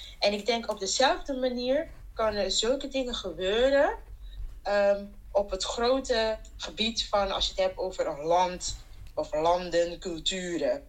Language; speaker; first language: Dutch; non-native, local second language; Papiamento